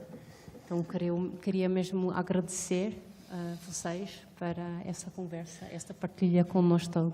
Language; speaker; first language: Portuguese; non-native, fluent; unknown